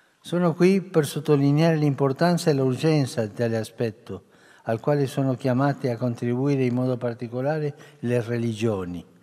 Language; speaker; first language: Italian; early bilingual, heritage; Spanish